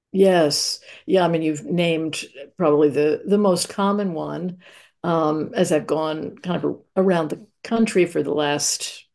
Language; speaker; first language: English; native; English